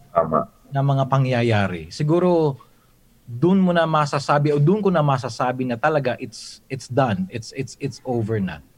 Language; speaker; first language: Filipino; native; Filipino